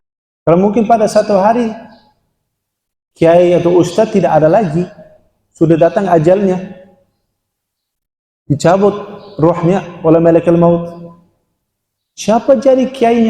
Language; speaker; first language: Indonesian; non-native, fluent; Dutch